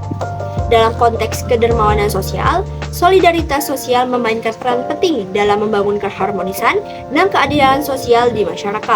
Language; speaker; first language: Indonesian; native; Indonesian